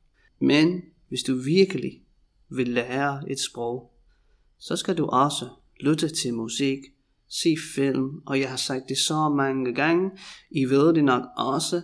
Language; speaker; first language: Danish; non-native, fluent; English